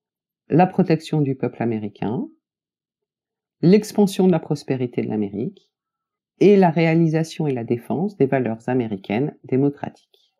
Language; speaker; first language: French; native; French